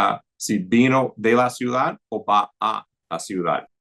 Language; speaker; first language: Spanish; non-native, fluent; English